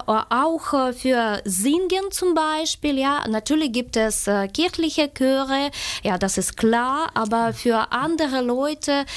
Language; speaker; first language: German; non-native, fluent; Ukrainian